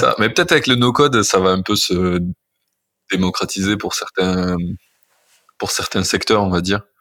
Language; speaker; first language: French; native; French